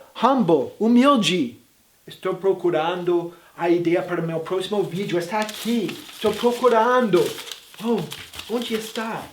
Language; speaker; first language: Portuguese; non-native, fluent; English